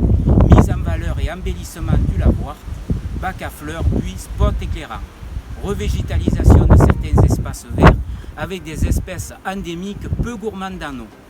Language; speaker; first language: French; native; French